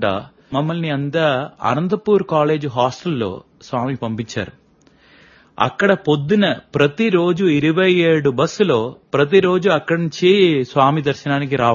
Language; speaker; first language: Telugu; non-native, local second language; Malayalam